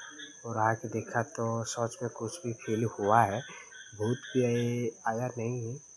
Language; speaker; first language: Hindi; non-native, local second language; Odia